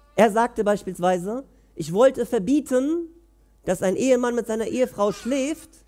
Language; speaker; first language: German; native; German